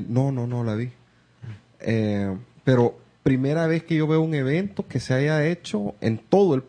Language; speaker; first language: Spanish; native; Spanish